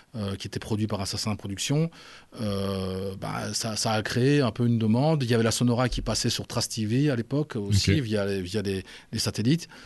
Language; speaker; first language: French; native; French